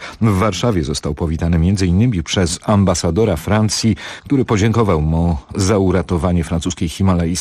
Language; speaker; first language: Polish; native; Polish